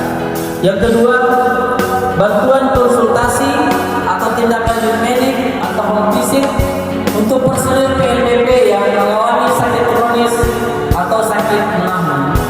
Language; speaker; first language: Indonesian; native; Indonesian